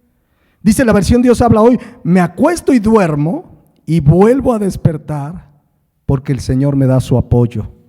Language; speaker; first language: Spanish; native; Spanish